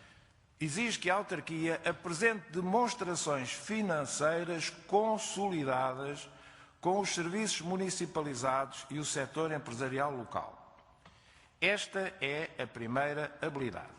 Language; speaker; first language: Portuguese; native; Portuguese